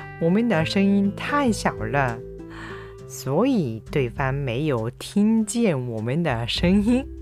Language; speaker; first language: Chinese; non-native, fluent; Japanese